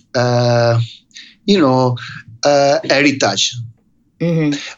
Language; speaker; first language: English; non-native, fluent; Italian